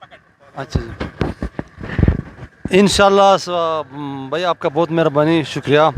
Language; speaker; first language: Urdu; non-native, local second language; Pashto